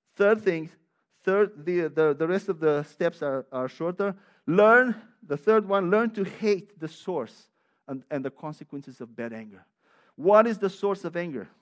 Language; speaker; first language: English; non-native, fluent; Romanian